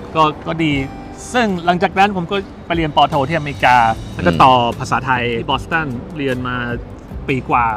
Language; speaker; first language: Thai; non-native, fluent; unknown